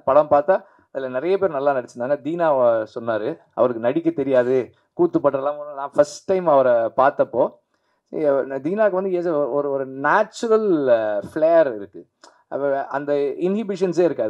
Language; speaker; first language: Tamil; native; Tamil